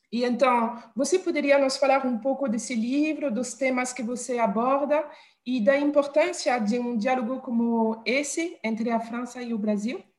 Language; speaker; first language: Portuguese; non-native, fluent; French